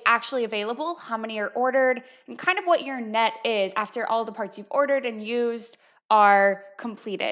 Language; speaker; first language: English; native; English